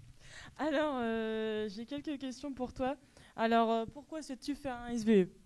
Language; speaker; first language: French; native; French